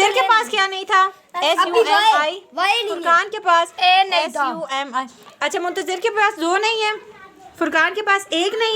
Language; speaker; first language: Urdu; native; Urdu